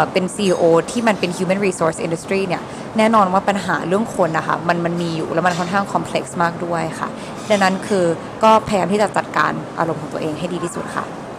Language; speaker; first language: Thai; early bilingual, heritage; Thai